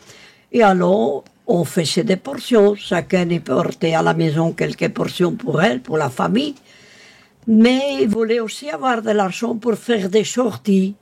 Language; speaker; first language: French; non-native, local second language; Spanish